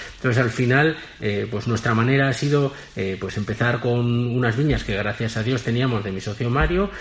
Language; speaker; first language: Spanish; native; Spanish